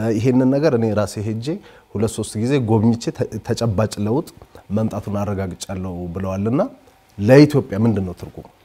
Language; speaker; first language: Amharic; native; Amharic